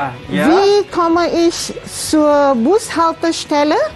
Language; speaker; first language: German; non-native, fluent; Malay